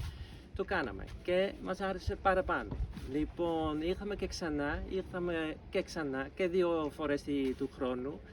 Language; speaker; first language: Greek; non-native, fluent; Dutch